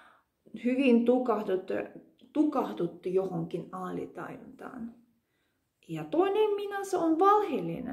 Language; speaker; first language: Finnish; non-native, fluent; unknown